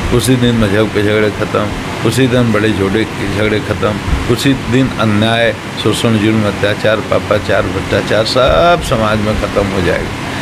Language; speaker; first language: Hindi; native; Hindi